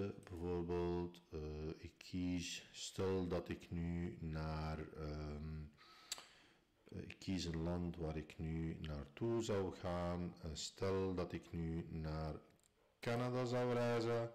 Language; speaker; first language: Dutch; non-native, fluent; Arabic